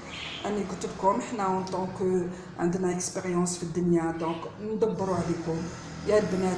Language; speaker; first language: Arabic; native; Arabic